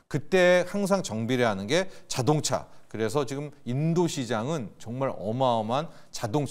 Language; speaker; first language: Korean; native; Korean